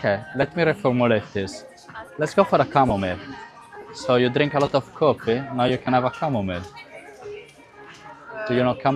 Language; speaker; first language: English; non-native, fluent; Italian